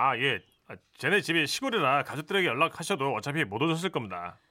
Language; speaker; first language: Korean; native; Korean